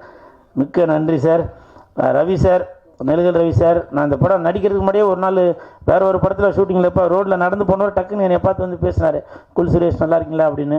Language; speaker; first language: Tamil; native; Tamil